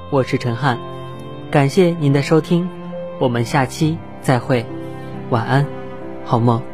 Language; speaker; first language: Chinese; native; Chinese